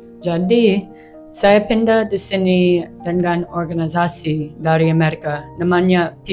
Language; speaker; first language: Indonesian; non-native, learner; English